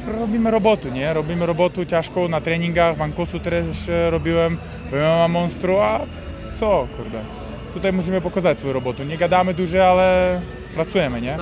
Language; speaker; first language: Polish; non-native, learner; Uzbek